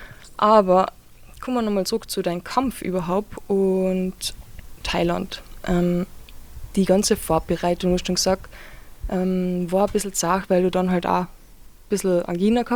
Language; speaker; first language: German; native; German